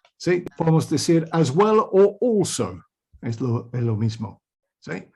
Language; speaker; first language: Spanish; non-native, fluent; English